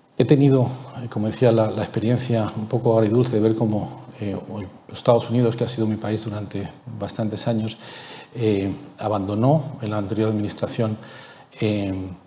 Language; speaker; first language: Spanish; native; Spanish